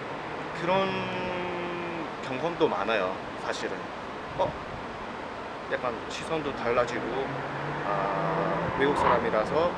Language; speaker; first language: Korean; non-native, learner; Mongolian